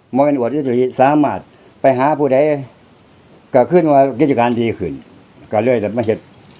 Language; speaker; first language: Thai; native; Thai